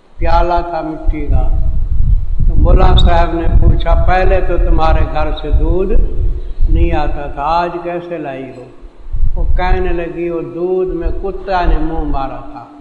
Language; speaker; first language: Urdu; non-native, local second language; Saraiki